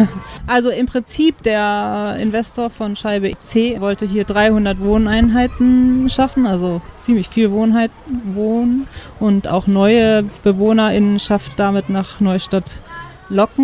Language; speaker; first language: German; native; German